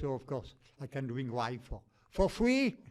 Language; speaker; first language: English; non-native, fluent; French